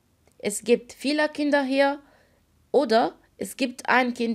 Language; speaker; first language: German; non-native, fluent; Arabic